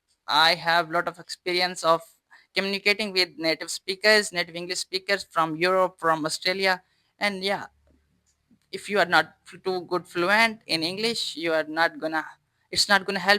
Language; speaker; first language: English; non-native, fluent; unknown